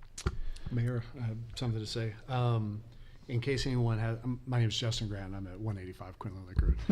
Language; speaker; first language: English; native; English